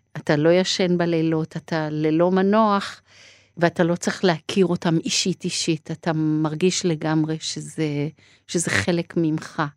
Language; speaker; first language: Hebrew; early bilingual, other home language; Persian